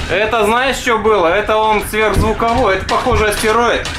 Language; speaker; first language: Russian; native; Russian